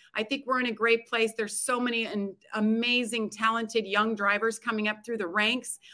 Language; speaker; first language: English; native; English